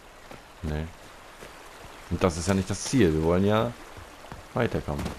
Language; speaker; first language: German; native; German